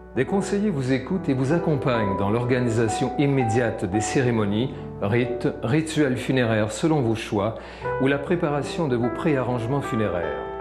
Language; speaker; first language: French; native; French